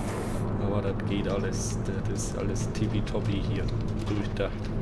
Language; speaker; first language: German; native; German